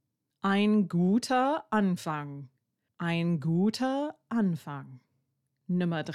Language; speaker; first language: German; non-native, fluent; English